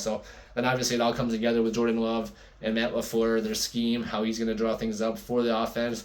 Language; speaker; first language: English; native; English